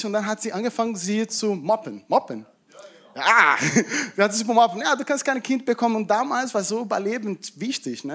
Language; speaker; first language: German; non-native, fluent; Portuguese